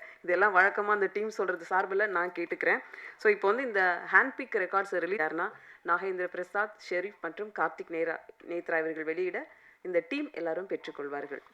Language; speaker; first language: Tamil; native; Tamil